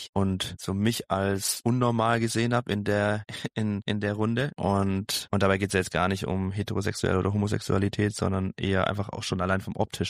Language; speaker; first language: German; native; German